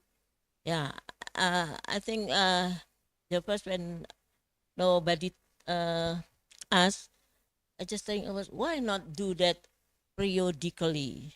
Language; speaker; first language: English; non-native, fluent; Indonesian